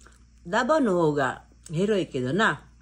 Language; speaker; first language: Japanese; non-native, learner; Filipino